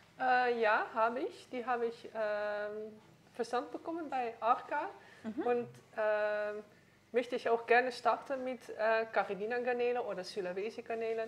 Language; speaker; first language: German; non-native, learner; Dutch